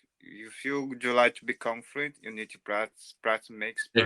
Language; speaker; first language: English; non-native, learner; Portuguese